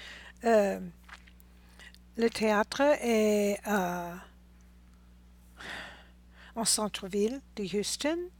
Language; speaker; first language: French; non-native, learner; English